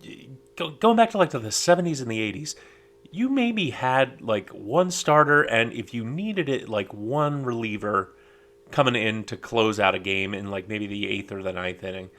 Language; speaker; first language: English; native; English